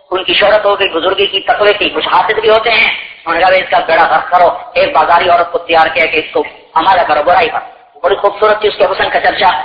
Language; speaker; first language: Urdu; non-native, local second language; Punjabi